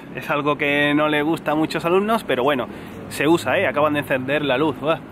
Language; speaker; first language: Spanish; native; Spanish